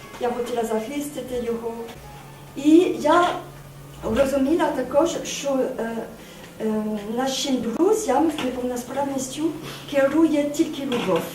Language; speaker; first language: Ukrainian; non-native, fluent; French